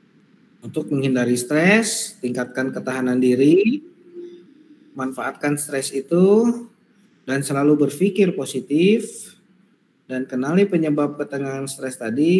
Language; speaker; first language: Indonesian; native; Indonesian